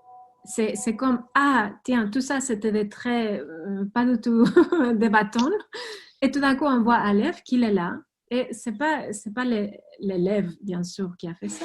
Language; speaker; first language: French; non-native, fluent; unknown